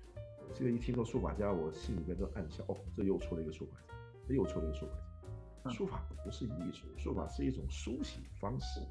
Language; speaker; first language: Chinese; non-native, local second language; Cantonese